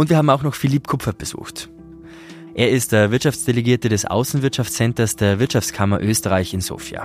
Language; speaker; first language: German; native; German